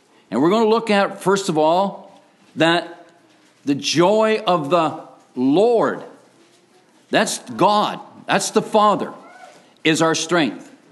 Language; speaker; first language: English; native; English